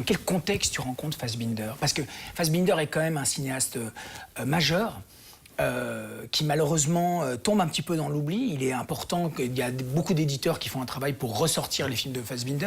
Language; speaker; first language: French; native; French